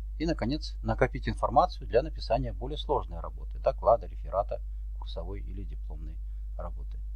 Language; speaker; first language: Russian; native; Russian